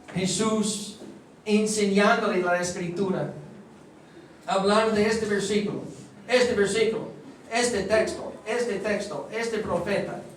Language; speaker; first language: Spanish; non-native, fluent; English